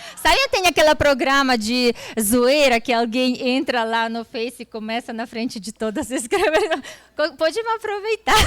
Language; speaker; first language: Portuguese; non-native, fluent; Russian